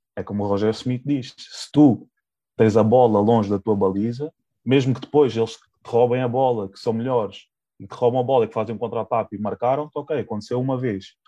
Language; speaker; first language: Portuguese; native; Portuguese